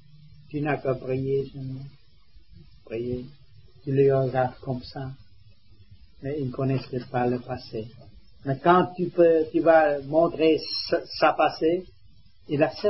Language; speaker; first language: French; non-native, learner; Vietnamese